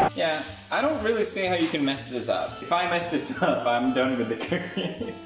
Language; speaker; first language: English; non-native, fluent; Swedish